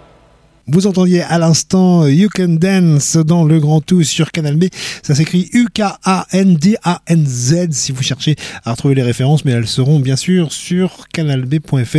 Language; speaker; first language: French; native; French